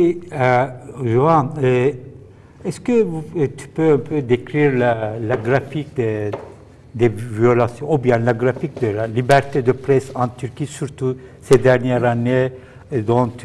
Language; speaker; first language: French; non-native, fluent; Turkish